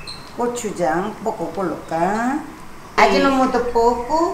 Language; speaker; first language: Portuguese; non-native, local second language; Korean